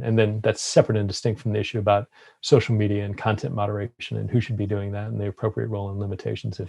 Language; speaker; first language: English; native; English